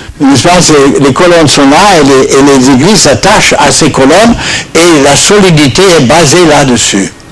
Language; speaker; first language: French; non-native, fluent; English